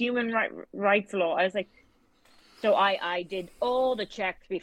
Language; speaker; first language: English; native; English